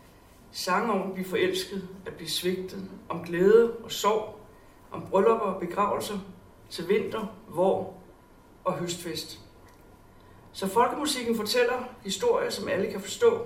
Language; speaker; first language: Danish; native; Danish